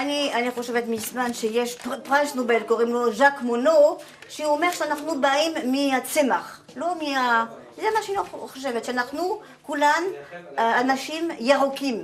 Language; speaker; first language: Hebrew; non-native, fluent; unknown